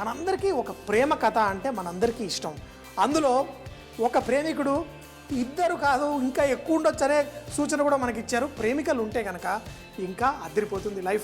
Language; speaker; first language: Telugu; native; Telugu